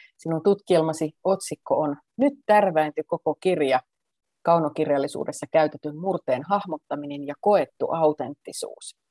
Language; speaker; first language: Finnish; native; Finnish